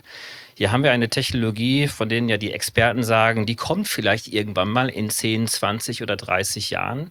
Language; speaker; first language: German; native; German